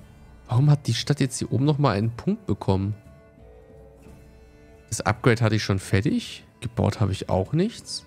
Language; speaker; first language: German; native; German